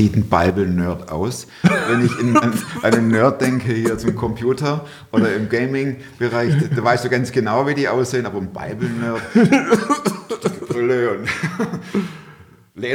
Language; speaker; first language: German; native; German